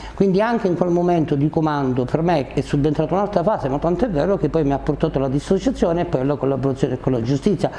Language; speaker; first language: Italian; native; Italian